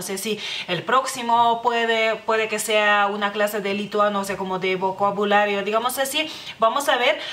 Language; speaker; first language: Spanish; non-native, fluent; Lithuanian